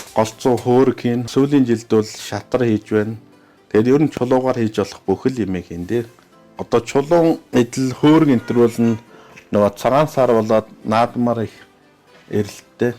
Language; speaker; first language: Mongolian; native; Mongolian